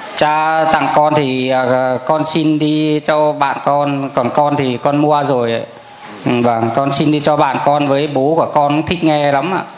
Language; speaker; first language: Vietnamese; non-native, local second language; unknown